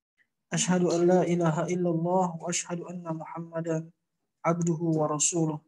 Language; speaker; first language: Arabic; non-native, fluent; Indonesian